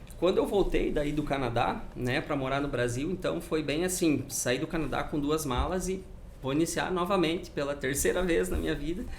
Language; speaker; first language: Portuguese; native; Portuguese